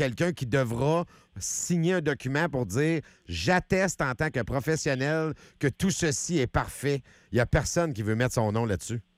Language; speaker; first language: French; native; French